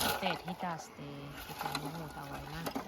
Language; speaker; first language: Finnish; non-native, learner; Thai